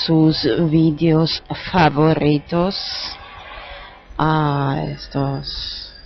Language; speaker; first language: Spanish; non-native, learner; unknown